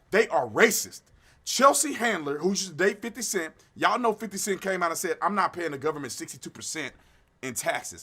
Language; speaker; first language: English; native; English